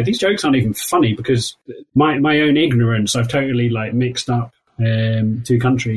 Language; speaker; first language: English; native; English